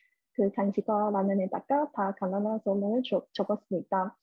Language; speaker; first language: Korean; non-native, fluent; Chinese